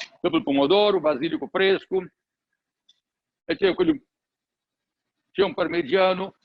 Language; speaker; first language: Italian; non-native, learner; Portuguese